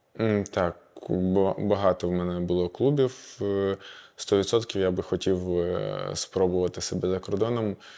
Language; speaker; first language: Ukrainian; non-native, local second language; Russian